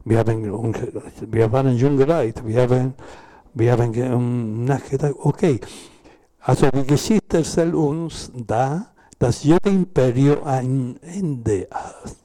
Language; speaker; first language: German; non-native, learner; Spanish